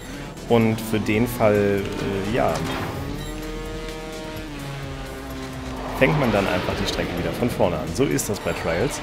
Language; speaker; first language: German; native; German